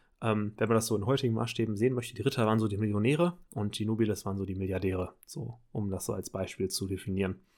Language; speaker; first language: German; native; German